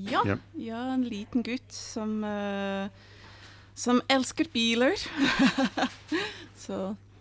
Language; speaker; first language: Norwegian; non-native, fluent; English